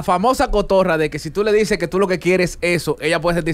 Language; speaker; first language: Spanish; native; Spanish